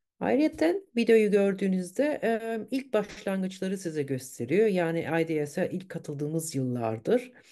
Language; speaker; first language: Turkish; early bilingual, heritage; Turkish